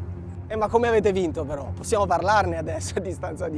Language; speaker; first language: Italian; native; Italian